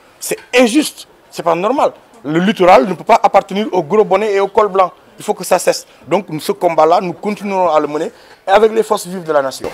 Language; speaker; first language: French; non-native, local second language; Wolof